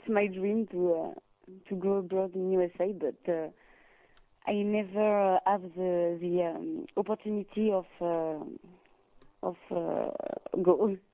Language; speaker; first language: English; non-native, learner; French